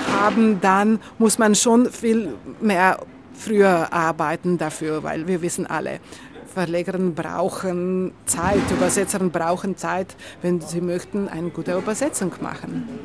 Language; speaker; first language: German; non-native, learner; Slovenian